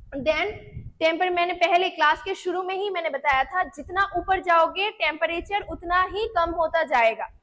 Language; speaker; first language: Hindi; non-native, local second language; Bangla